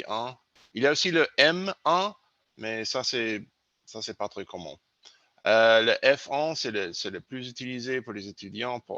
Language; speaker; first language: French; non-native, learner; English